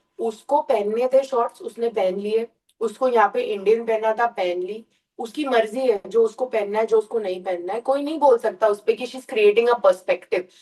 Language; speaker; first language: Hindi; early bilingual, heritage; Hindi